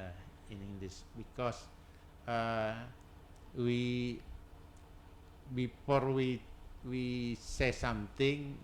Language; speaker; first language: English; non-native, learner; Indonesian